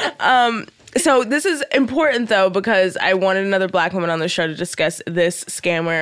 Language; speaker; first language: English; native; English